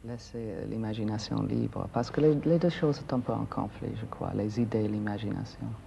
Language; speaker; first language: French; non-native, fluent; English